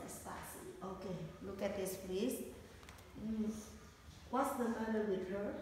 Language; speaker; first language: English; non-native, fluent; Vietnamese